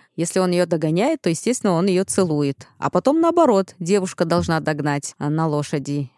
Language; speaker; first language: Russian; non-native, local second language; Kazakh